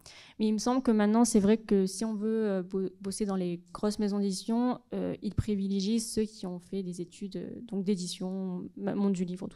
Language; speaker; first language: French; native; French